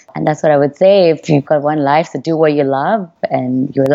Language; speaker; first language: English; non-native, local second language; Hindi